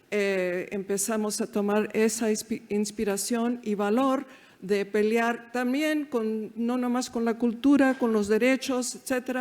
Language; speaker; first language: Spanish; early bilingual, heritage; Spanish